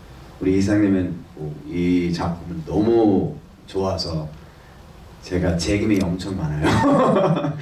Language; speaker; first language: Korean; early bilingual, heritage; English